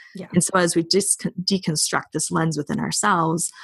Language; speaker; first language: English; native; English